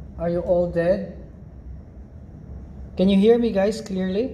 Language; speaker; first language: English; non-native, fluent; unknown